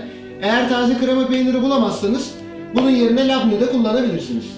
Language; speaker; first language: Turkish; native; Turkish